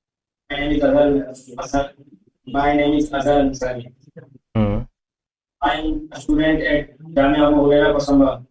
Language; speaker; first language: English; non-native, learner; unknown